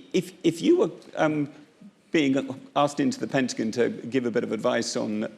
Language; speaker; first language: English; native; English